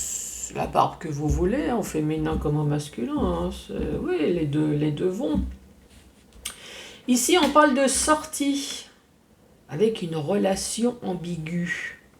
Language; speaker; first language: French; native; French